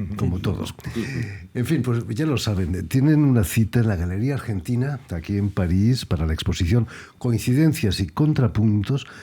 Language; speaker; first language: Spanish; native; Spanish